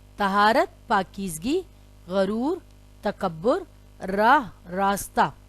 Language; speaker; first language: Urdu; non-native, local second language; Pashto